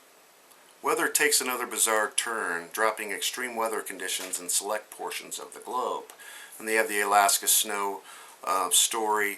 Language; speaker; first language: English; native; English